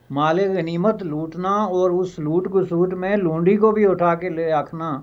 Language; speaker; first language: Urdu; non-native, local second language; Pahari-Potwari